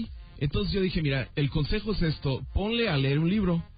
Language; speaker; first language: Spanish; native; Spanish